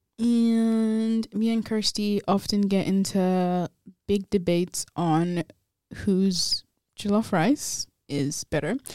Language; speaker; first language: English; early bilingual, other home language; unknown